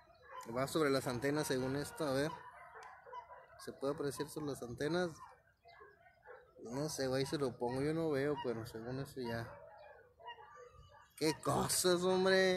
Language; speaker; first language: Spanish; native; Spanish